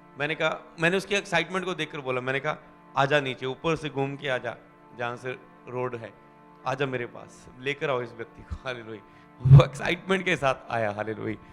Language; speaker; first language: Hindi; non-native, local second language; Punjabi